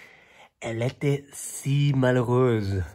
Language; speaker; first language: French; non-native, fluent; Chinese